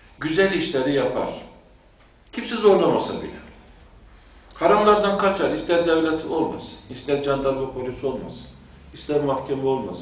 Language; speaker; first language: Turkish; native; Turkish